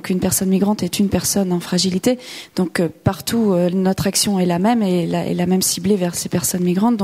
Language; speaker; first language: French; native; French